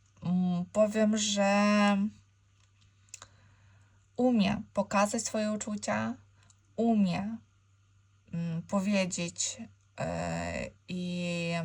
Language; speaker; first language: Polish; non-native, learner; Ukrainian